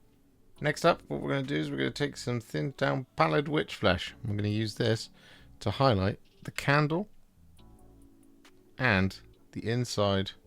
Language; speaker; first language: English; native; English